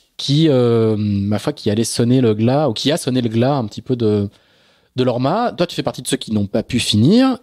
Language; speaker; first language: French; native; French